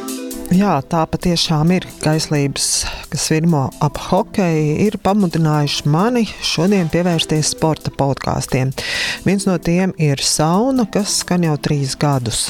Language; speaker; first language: Latvian; native; Latvian